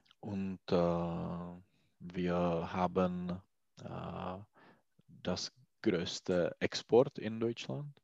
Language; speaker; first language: German; non-native, learner; Czech